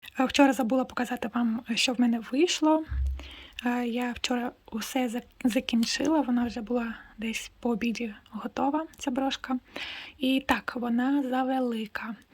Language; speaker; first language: Ukrainian; non-native, local second language; Russian